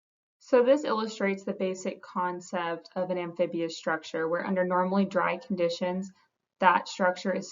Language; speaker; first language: English; native; English